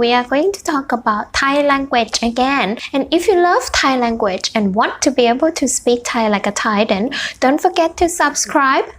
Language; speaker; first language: English; non-native, fluent; Thai